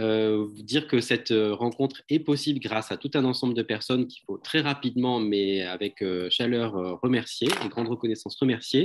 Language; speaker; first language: French; native; French